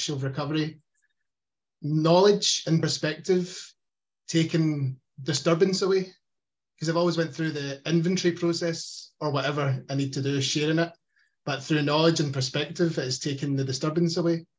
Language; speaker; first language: English; native; English